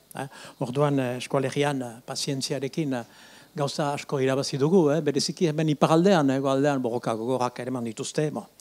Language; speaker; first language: Basque; native; Basque